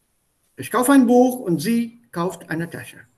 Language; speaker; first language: German; non-native, fluent; Hindi